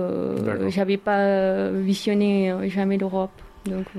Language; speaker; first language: French; non-native, fluent; Spanish